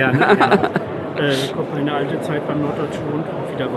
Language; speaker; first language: German; native; German